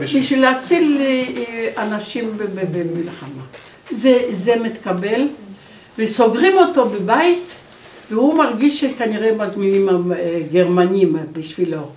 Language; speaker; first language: Hebrew; non-native, fluent; Polish